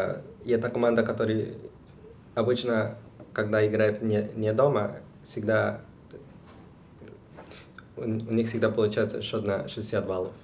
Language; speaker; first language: Russian; non-native, fluent; Spanish